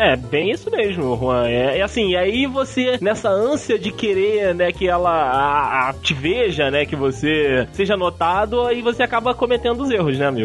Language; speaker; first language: Portuguese; native; Portuguese